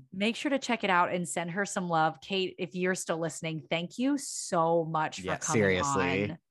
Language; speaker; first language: English; native; English